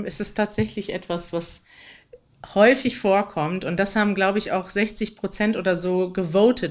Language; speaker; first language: German; native; German